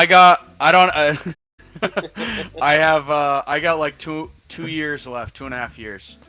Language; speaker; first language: English; native; English